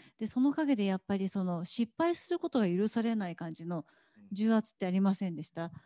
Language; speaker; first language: Japanese; native; Japanese